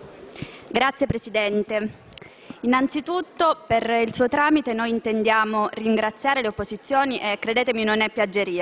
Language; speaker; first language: Italian; native; Italian